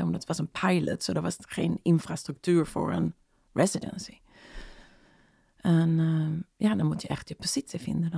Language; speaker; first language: Dutch; non-native, fluent; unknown